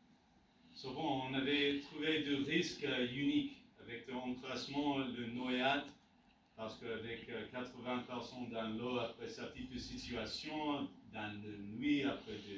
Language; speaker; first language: French; non-native, learner; English